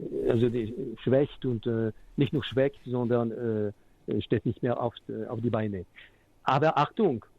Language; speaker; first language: German; non-native, fluent; French